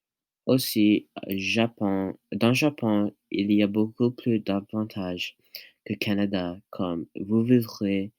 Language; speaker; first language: French; non-native, learner; English